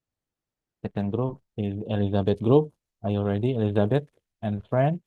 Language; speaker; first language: English; non-native, fluent; Indonesian